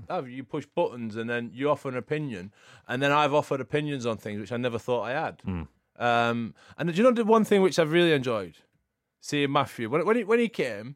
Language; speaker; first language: English; native; English